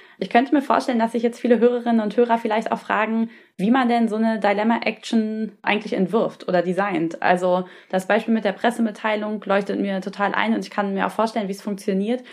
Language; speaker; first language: German; native; German